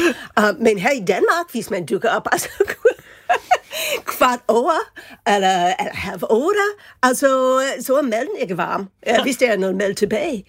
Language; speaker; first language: Danish; non-native, fluent; English